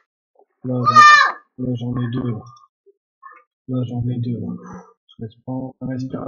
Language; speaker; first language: French; native; French